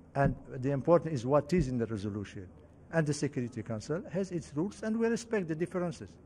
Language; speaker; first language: English; non-native, fluent; Arabic